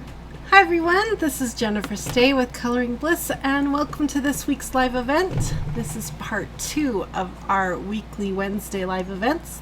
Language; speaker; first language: English; native; English